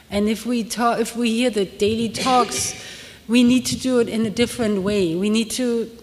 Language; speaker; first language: English; non-native, fluent; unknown